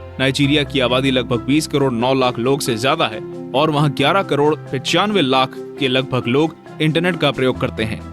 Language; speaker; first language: Hindi; native; Hindi